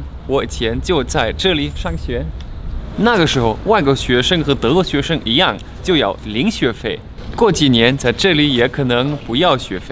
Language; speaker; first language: Chinese; non-native, fluent; German